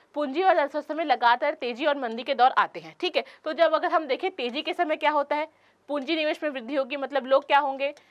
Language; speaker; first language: Hindi; native; Hindi